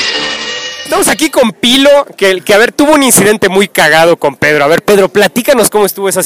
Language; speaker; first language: Spanish; native; Spanish